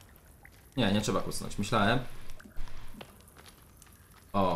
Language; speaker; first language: Polish; native; Polish